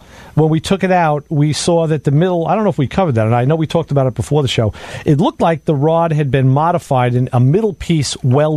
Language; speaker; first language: English; native; English